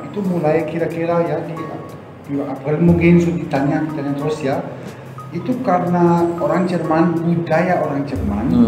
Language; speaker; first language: Indonesian; non-native, fluent; German